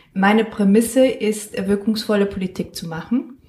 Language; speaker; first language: German; non-native, fluent; Spanish